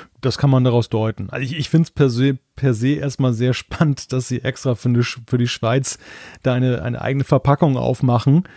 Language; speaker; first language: German; native; German